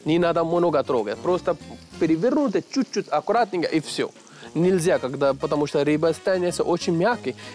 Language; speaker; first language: Russian; non-native, learner; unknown